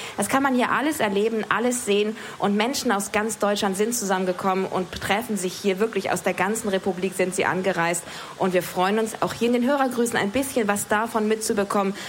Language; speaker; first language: German; native; German